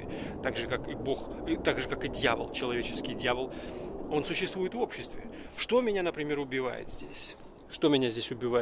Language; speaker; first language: Russian; native; Russian